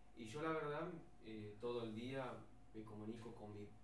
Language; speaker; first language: Spanish; non-native, learner; Arabic